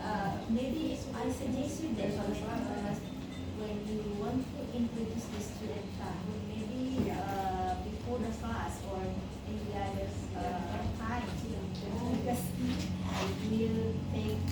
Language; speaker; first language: English; non-native, fluent; Indonesian